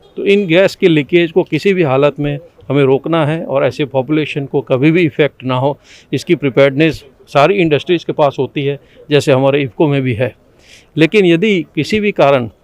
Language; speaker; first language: Hindi; non-native, local second language; Gujarati